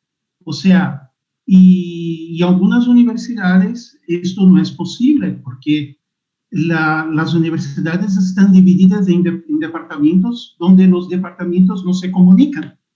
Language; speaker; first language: Spanish; non-native, fluent; Portuguese